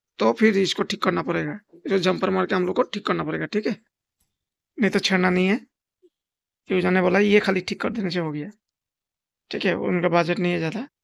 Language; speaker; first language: Hindi; non-native, local second language; Nepali